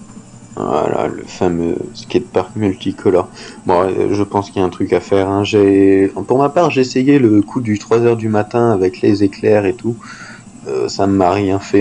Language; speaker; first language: French; native; French